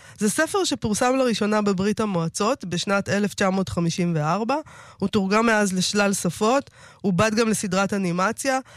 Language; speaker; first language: Hebrew; native; Hebrew